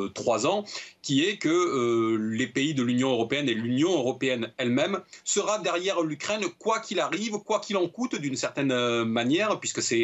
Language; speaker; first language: French; native; French